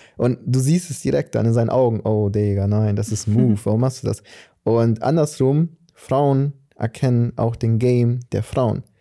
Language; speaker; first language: German; early bilingual, other home language; Portuguese